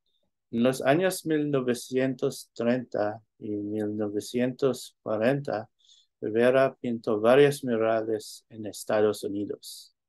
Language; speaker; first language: Spanish; non-native, learner; English